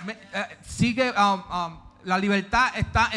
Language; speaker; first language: Spanish; early bilingual, heritage; Spanish